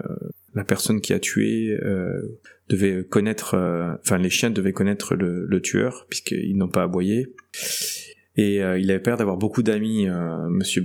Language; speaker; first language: French; native; French